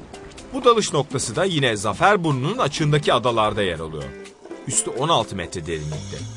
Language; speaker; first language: Turkish; non-native, learner; German